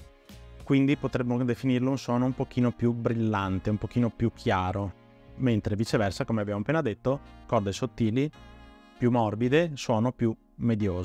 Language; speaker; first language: Italian; native; Italian